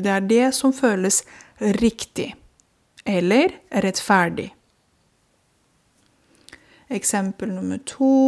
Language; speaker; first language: Norwegian; non-native, fluent; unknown